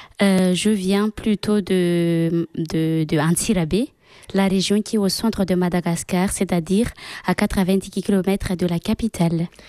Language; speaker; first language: French; non-native, local second language; Malagasy